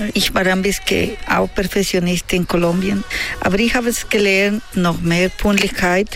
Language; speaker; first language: German; non-native, learner; Spanish